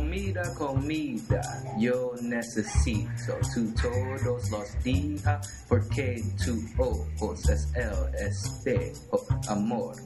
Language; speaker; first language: Spanish; non-native, learner; English